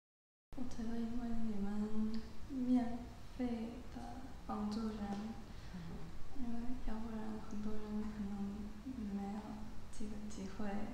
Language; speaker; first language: Chinese; non-native, learner; English